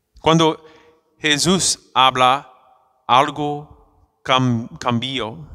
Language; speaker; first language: Spanish; non-native, fluent; English